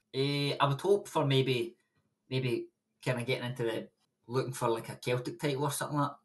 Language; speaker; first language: English; native; English